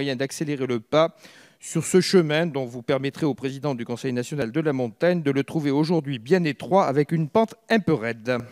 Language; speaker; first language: French; native; French